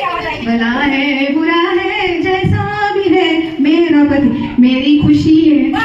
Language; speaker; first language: Hindi; non-native, local second language; Marathi